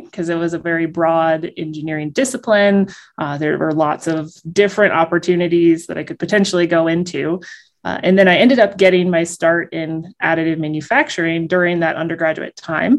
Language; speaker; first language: English; native; English